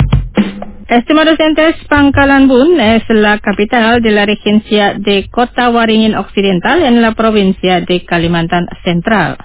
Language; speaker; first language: Spanish; non-native, fluent; Indonesian